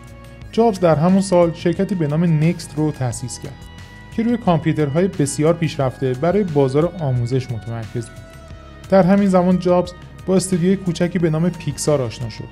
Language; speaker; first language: Persian; native; Persian